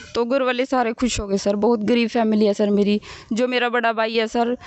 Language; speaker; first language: Hindi; native; Hindi